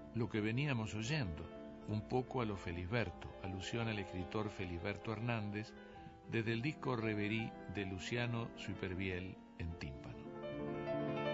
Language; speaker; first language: Spanish; native; Spanish